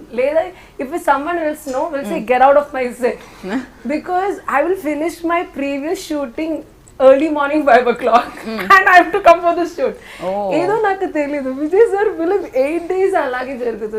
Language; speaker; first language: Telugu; non-native, learner; Malayalam